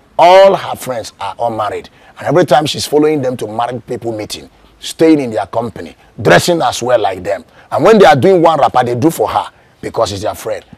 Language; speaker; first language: English; non-native, local second language; Igbo